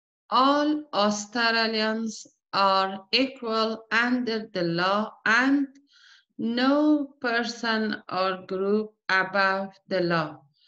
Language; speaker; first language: English; non-native, learner; Persian